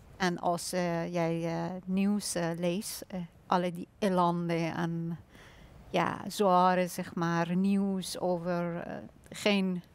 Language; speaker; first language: Dutch; non-native, learner; Persian